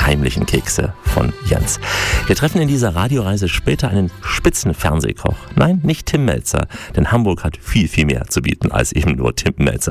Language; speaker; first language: German; native; German